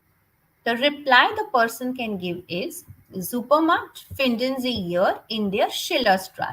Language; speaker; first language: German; non-native, fluent; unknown